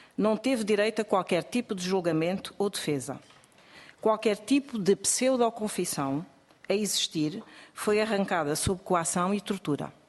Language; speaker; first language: Portuguese; native; Portuguese